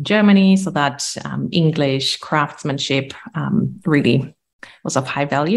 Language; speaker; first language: English; non-native, fluent; German